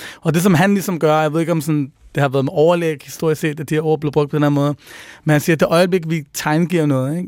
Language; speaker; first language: Danish; early bilingual, other home language; Persian